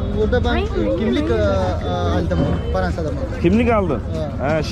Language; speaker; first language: Turkish; non-native, learner; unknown